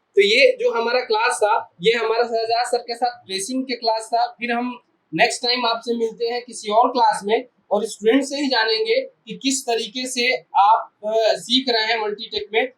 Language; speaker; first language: Hindi; native; Hindi